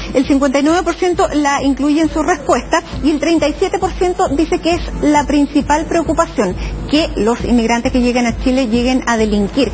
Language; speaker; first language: Spanish; native; Spanish